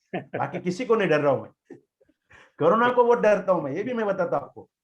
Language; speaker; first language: Hindi; non-native, local second language; Marathi